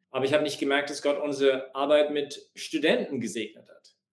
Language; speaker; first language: German; non-native, fluent; English